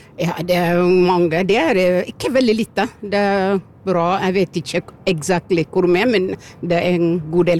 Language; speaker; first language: Norwegian; non-native, learner; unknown